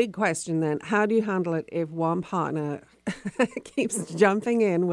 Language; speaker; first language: English; native; English